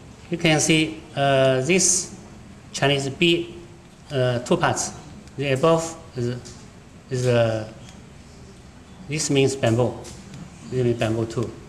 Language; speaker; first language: English; non-native, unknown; Chinese